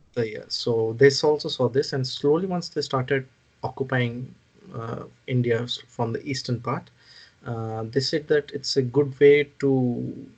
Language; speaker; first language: English; non-native, local second language; Odia